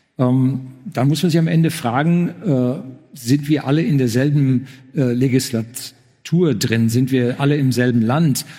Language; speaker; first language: German; native; German